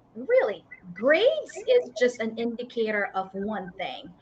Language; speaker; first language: English; non-native, local second language; Iloko